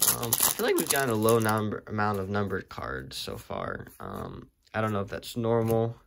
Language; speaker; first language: English; native; English